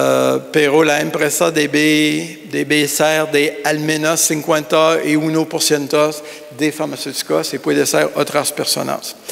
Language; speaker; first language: Spanish; non-native, learner; French